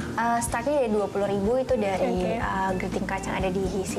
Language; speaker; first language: Indonesian; native; Indonesian